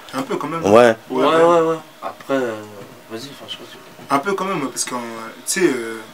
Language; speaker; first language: French; native; French